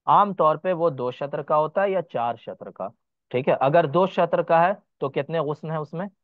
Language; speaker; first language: Hindi; native; Hindi